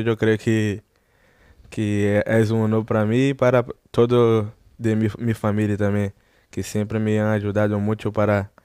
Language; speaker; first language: Spanish; non-native, learner; Portuguese